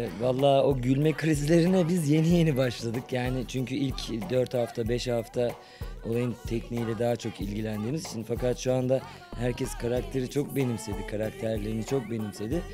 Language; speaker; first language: Turkish; native; Turkish